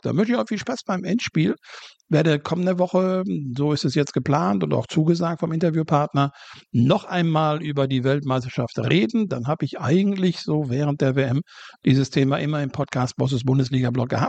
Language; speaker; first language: German; native; German